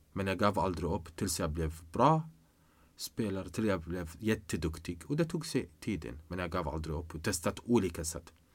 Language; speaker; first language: Swedish; non-native, fluent; Arabic